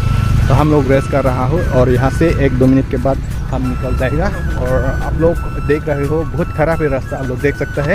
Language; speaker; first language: Hindi; non-native, local second language; Karbi